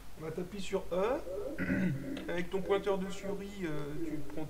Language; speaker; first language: French; native; French